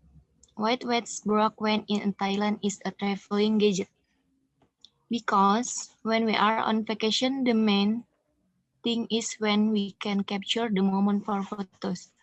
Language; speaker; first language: English; non-native, learner; Indonesian